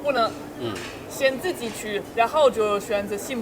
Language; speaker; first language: Chinese; non-native, fluent; German